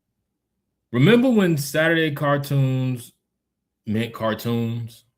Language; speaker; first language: English; native; English